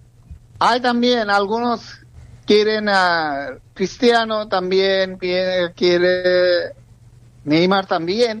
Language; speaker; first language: Spanish; non-native, learner; Bangla